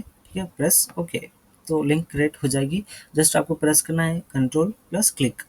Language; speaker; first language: Hindi; native; Hindi